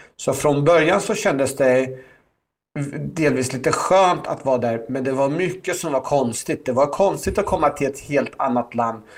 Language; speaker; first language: Swedish; early bilingual, other home language; Persian